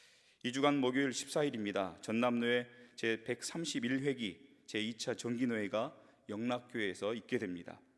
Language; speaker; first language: Korean; native; Korean